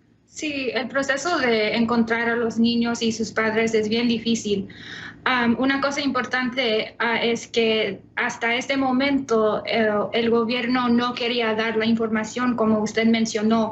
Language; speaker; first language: Spanish; early bilingual, heritage; Spanish